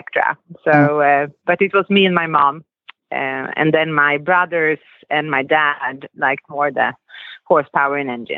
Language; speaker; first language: English; non-native, fluent; Swedish